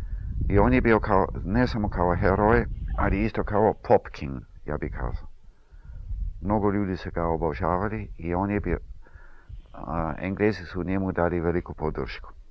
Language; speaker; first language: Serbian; early bilingual, heritage; Serbian